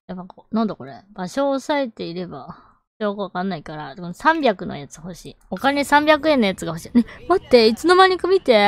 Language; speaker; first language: Japanese; native; Japanese